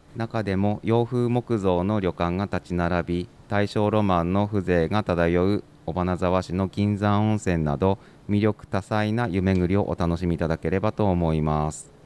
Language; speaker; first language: Japanese; native; Japanese